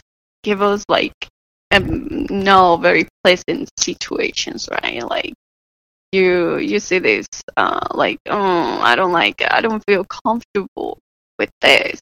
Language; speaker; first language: English; non-native, fluent; Spanish